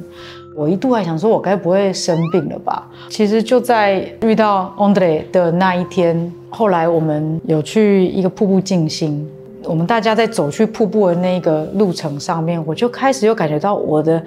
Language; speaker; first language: Chinese; native; Chinese